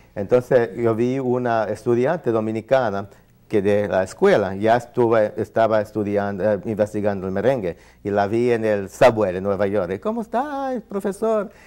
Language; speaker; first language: Spanish; non-native, fluent; English